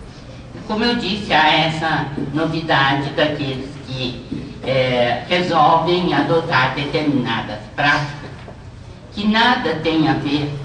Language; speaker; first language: Portuguese; native; Portuguese